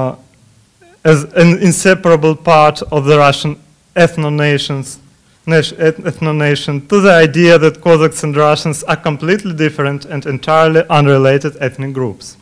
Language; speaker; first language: English; non-native, fluent; Russian